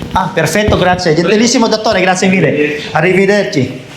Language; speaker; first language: Italian; non-native, learner; Filipino